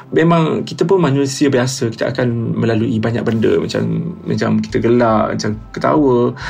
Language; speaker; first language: Malay; native; Malay